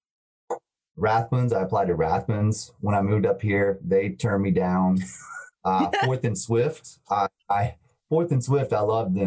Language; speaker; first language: English; native; English